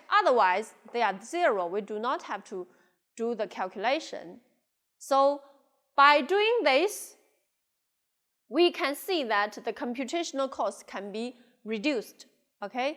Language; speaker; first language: English; non-native, local second language; Chinese